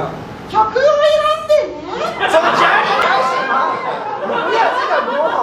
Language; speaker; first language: Chinese; non-native, fluent; Japanese